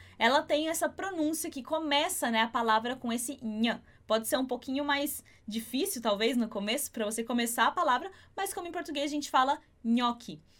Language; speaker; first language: Portuguese; native; Portuguese